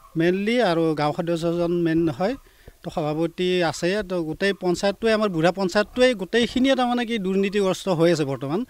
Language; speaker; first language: Assamese; native; Assamese